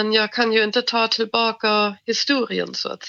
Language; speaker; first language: Swedish; non-native, fluent; German